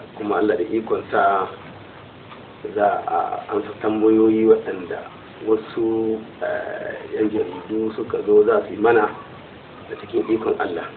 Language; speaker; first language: Hausa; non-native, local second language; Fula